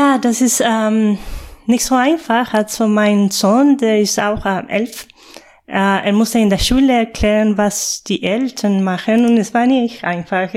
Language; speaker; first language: German; non-native, fluent; Spanish